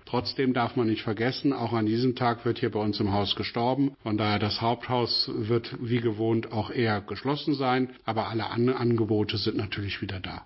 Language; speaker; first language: German; native; German